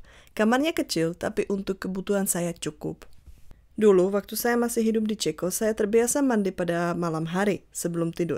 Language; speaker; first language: Indonesian; non-native, fluent; Czech